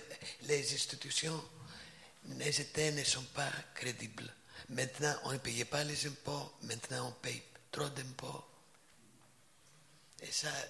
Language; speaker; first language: French; non-native, fluent; Greek